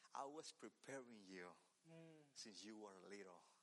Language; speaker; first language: English; non-native, learner; Spanish